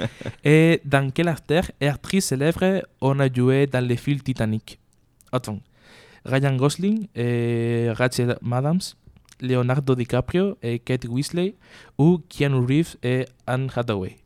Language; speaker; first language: French; non-native, learner; Spanish